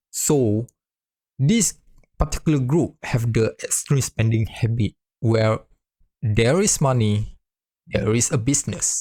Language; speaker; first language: English; non-native, fluent; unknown